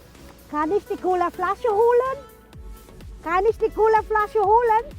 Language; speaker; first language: German; non-native, fluent; Filipino